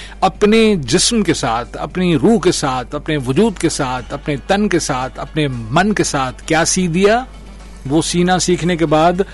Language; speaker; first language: Urdu; non-native, local second language; Sindhi